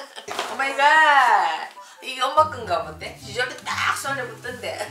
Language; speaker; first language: Korean; native; Korean